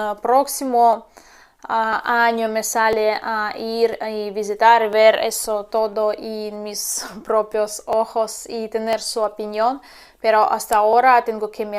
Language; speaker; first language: Spanish; non-native, fluent; Russian